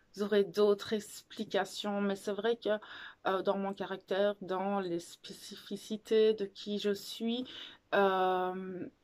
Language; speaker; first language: French; native; French